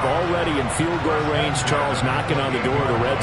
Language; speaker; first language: English; native; English